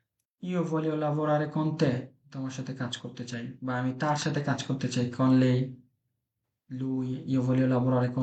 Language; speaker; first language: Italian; non-native, fluent; Bangla